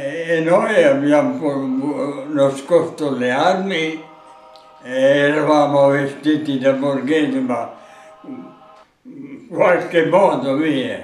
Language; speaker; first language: Italian; non-native, local second language; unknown